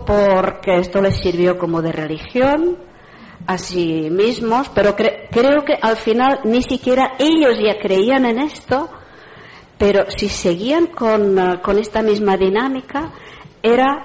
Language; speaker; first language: Spanish; non-native, fluent; Czech